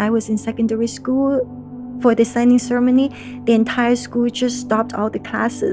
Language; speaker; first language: English; non-native, local second language; Cantonese